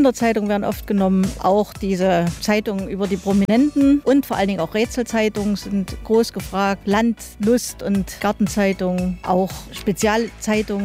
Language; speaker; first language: German; native; German